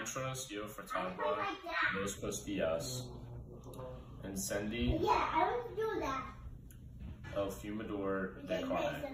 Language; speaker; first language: Spanish; non-native, learner; English